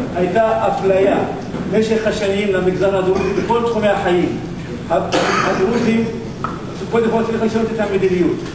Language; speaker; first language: Hebrew; non-native, local second language; Arabic